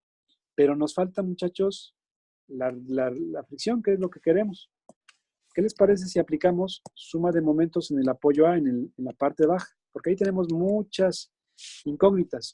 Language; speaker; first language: Spanish; native; Spanish